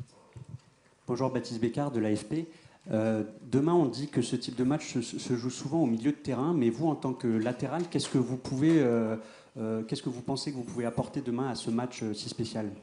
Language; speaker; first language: French; native; French